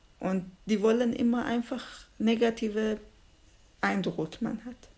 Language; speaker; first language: German; non-native, learner; Persian